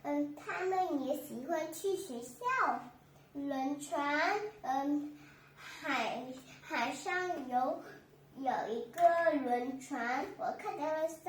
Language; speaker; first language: Chinese; non-native, learner; Vietnamese